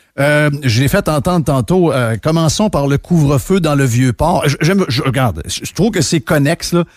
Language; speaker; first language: French; native; French